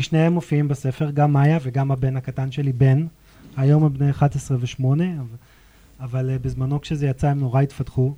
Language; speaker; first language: Hebrew; native; Hebrew